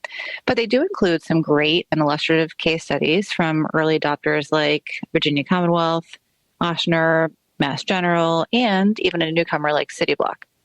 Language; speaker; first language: English; native; English